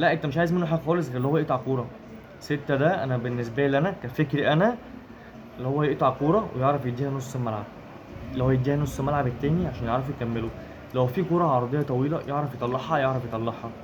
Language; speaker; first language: Arabic; native; Arabic